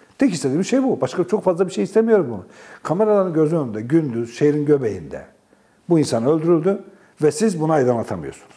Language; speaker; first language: Turkish; non-native, local second language; Kurdish